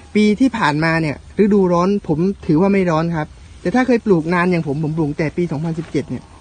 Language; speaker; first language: Thai; non-native, local second language; Northern Khmer